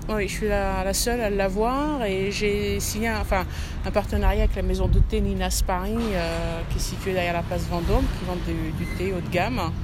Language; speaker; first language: French; early bilingual, other home language; Arabic